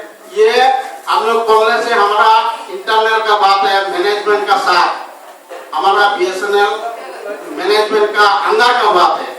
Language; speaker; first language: Hindi; non-native, local second language; Mizo